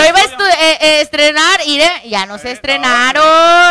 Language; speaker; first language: Spanish; native; Spanish